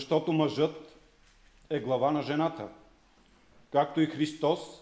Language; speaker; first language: Bulgarian; native; Bulgarian